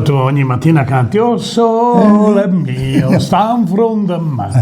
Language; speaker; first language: Italian; native; Italian